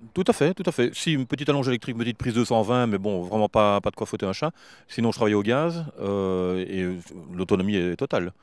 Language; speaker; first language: French; native; French